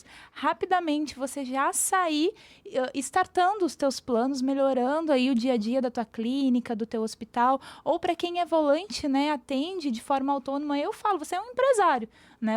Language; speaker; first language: Portuguese; native; Portuguese